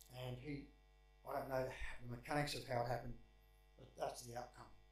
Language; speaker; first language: English; native; English